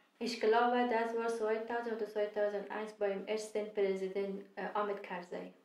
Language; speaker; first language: German; non-native, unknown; Persian